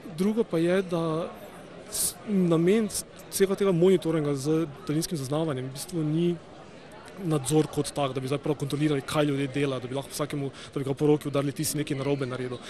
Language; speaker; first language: Slovenian; native; Slovenian